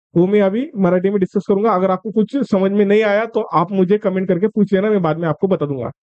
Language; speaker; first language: Hindi; non-native, local second language; Marathi